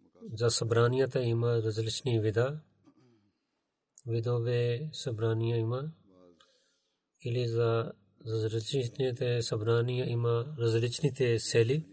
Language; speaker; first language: Bulgarian; non-native, learner; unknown